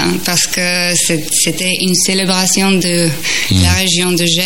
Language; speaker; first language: French; non-native, fluent; Croatian